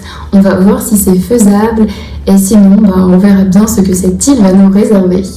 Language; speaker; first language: French; native; French